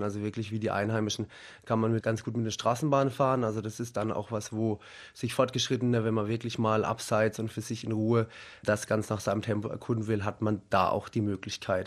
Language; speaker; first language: German; native; German